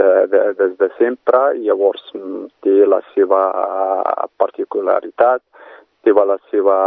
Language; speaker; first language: Catalan; non-native, fluent; Berber languages